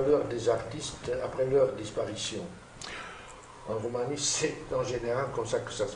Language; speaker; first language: French; non-native, fluent; Romanian